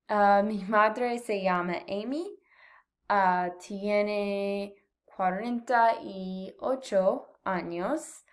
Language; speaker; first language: Spanish; non-native, learner; English